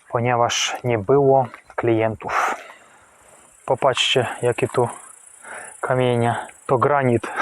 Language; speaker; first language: Polish; non-native, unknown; Ukrainian